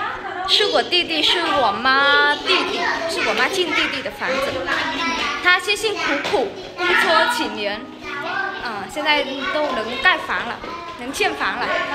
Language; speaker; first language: Chinese; non-native, fluent; Vietnamese